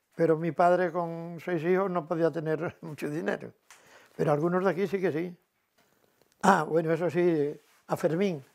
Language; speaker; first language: Spanish; native; Spanish